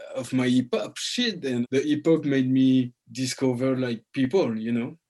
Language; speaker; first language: English; early bilingual, heritage; French